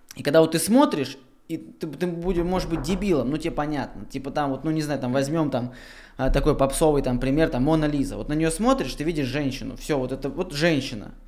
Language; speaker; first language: Russian; native; Russian